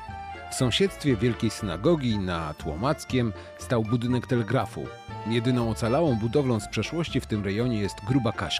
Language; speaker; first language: Polish; native; Polish